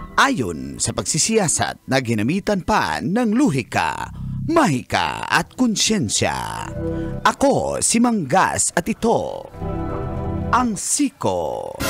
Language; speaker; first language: Filipino; non-native, local second language; Cebuano